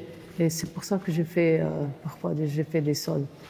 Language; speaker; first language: French; non-native, fluent; Portuguese